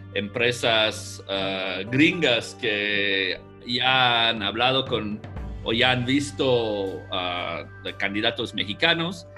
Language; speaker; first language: Spanish; non-native, fluent; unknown